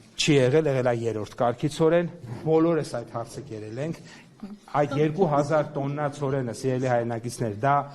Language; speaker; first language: Armenian; native; Armenian